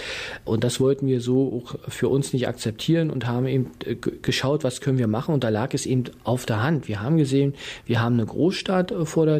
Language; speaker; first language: German; native; German